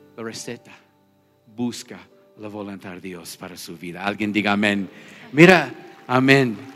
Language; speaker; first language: Spanish; non-native, fluent; English